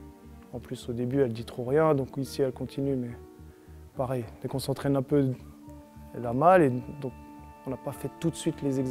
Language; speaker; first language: French; native; French